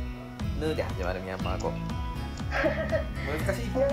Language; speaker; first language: Japanese; native; Japanese